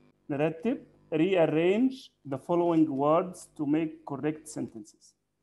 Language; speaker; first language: English; non-native, fluent; Arabic